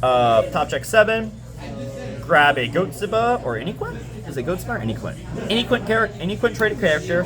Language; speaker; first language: English; native; English